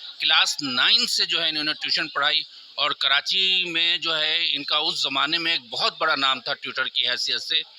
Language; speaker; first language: Urdu; native; Urdu